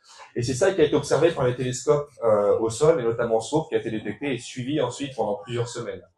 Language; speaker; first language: French; native; French